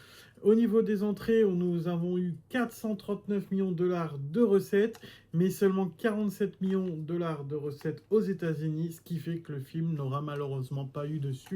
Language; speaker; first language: French; native; French